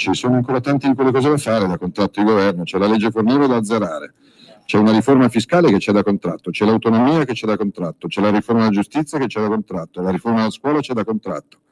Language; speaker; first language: Italian; native; Italian